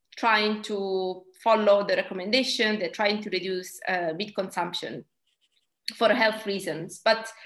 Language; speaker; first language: English; non-native, fluent; Italian